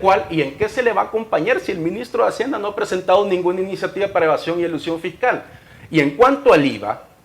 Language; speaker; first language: Spanish; native; Spanish